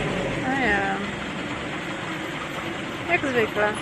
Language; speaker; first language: Polish; native; Polish